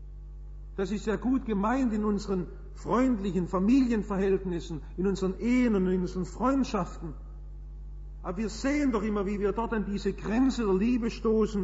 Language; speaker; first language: German; native; German